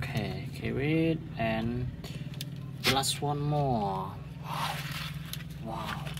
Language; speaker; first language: English; non-native, learner; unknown